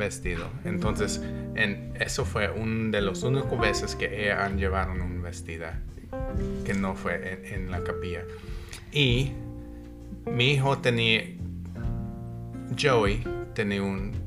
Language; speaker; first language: Spanish; non-native, learner; English